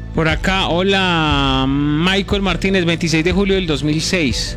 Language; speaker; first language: Spanish; native; Spanish